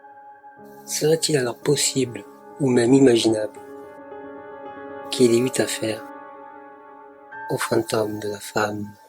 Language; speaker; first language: French; native; French